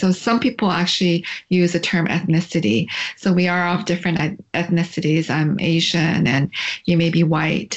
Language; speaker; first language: English; native; English